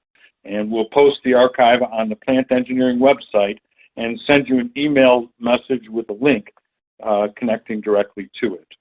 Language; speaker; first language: English; native; English